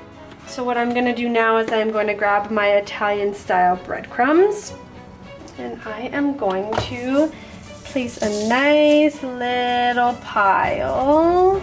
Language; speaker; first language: English; native; English